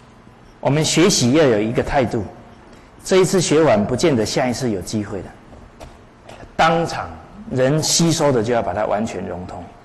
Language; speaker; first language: Chinese; native; Chinese